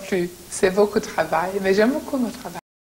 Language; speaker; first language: French; non-native, fluent; English